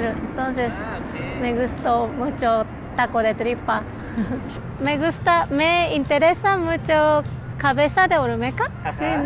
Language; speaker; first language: Spanish; non-native, learner; Japanese